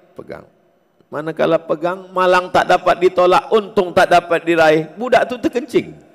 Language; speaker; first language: Malay; native; Malay